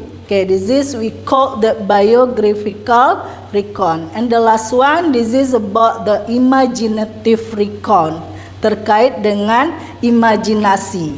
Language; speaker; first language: English; non-native, learner; Indonesian